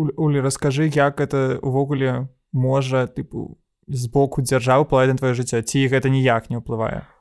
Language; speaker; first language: Belarusian; native; Belarusian